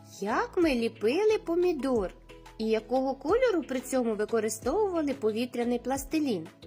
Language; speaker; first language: Ukrainian; native; Ukrainian